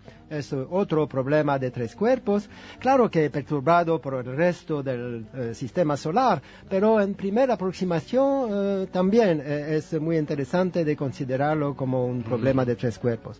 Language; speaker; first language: Spanish; non-native, fluent; French